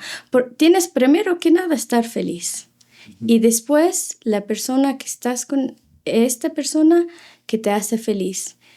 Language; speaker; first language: Spanish; non-native, fluent; Arabic